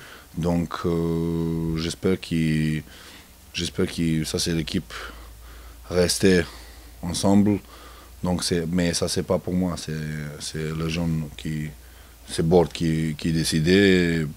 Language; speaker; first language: French; non-native, learner; Serbian